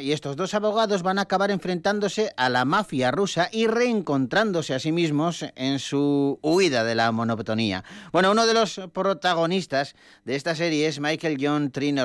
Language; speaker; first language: Spanish; native; Spanish